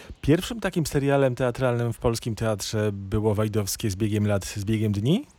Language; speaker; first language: Polish; native; Polish